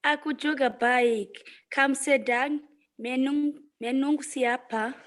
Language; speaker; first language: Indonesian; non-native, learner; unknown